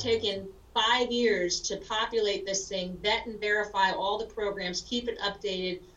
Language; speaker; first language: English; native; English